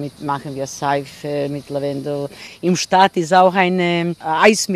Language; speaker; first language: German; non-native, learner; Croatian